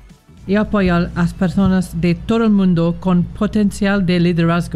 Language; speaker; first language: Spanish; non-native, learner; English